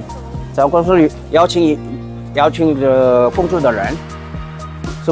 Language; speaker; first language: Chinese; non-native, fluent; Korean